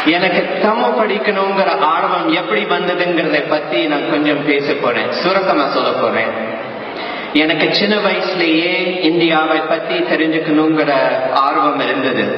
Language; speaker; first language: Tamil; non-native, fluent; English